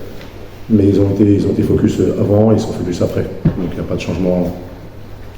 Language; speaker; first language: French; native; French